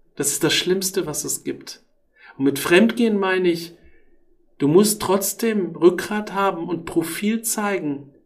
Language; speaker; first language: German; early bilingual, other home language; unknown